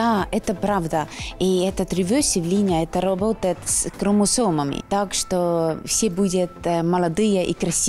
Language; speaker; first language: Russian; non-native, local second language; Estonian